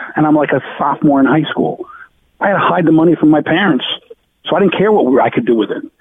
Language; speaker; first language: English; native; English